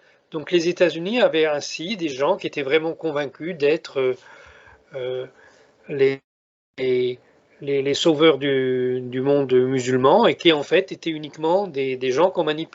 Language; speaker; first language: French; native; French